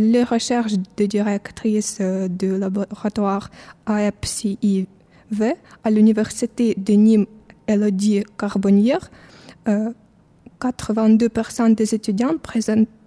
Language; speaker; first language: French; non-native, fluent; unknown